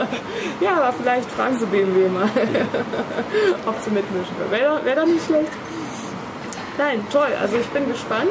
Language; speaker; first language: German; native; German